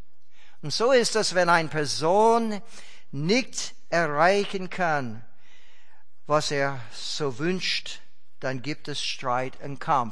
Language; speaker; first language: German; non-native, fluent; English